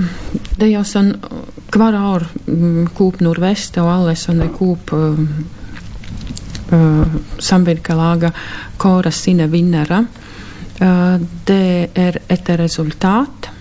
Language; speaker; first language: Norwegian; non-native, fluent; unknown